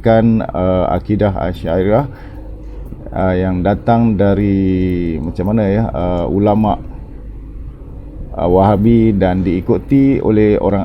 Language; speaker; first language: Malay; native; Malay